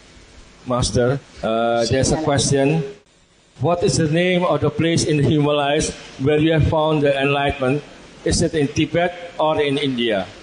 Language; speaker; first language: English; non-native, fluent; Indonesian